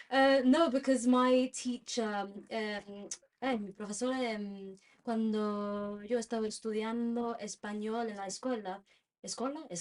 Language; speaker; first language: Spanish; non-native, learner; English